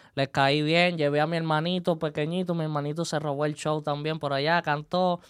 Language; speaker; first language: Spanish; native; Spanish